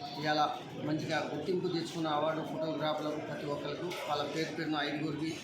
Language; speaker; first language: Telugu; non-native, local second language; Lambadi